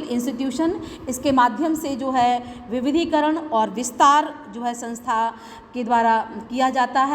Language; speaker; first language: Hindi; native; Hindi